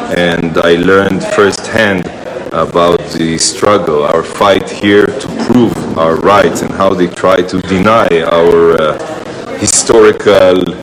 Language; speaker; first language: English; non-native, fluent; Hebrew